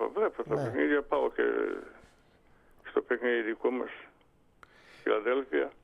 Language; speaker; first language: Greek; non-native, fluent; Bosnian